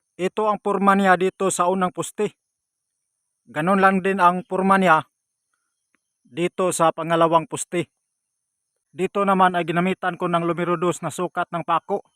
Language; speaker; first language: Filipino; non-native, local second language; Cebuano